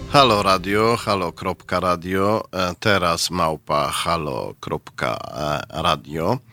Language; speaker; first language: Polish; native; Polish